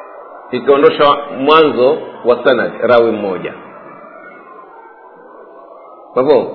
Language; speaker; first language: Arabic; non-native, fluent; Swahili